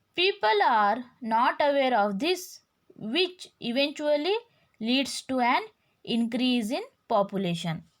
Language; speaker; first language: English; non-native, local second language; Kannada